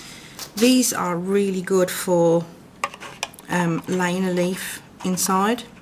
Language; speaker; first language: English; native; English